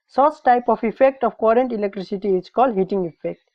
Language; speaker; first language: English; non-native, local second language; Nepali